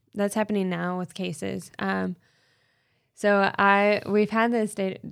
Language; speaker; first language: English; native; English